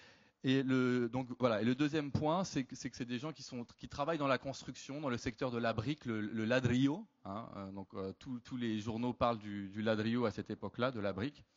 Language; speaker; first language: French; native; French